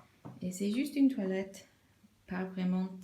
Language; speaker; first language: French; non-native, learner; English